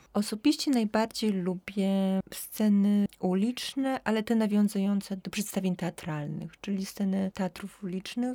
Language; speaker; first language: Polish; native; Polish